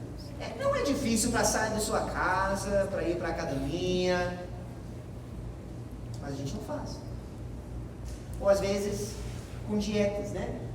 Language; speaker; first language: Portuguese; non-native, fluent; English